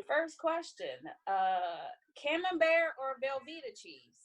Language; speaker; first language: English; native; English